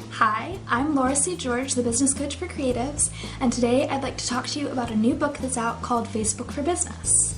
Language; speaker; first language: English; native; English